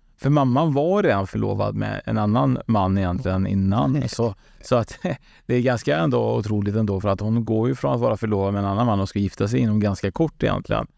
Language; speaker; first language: Swedish; early bilingual, other home language; Spanish